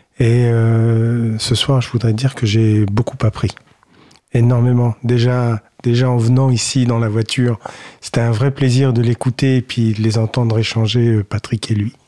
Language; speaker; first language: French; early bilingual, other home language; Kabyle